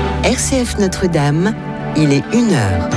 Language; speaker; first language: French; native; French